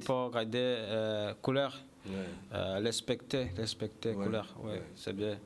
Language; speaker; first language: French; non-native, learner; Kinyarwanda